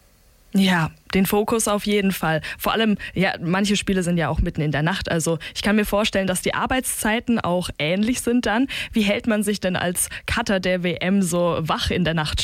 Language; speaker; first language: German; native; German